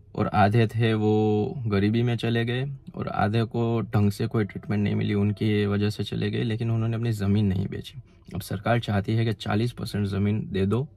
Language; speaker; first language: Hindi; non-native, local second language; Gujarati